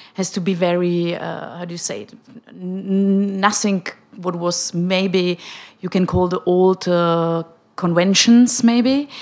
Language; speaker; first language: English; non-native, fluent; Czech